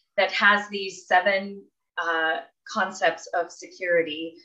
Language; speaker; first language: English; native; English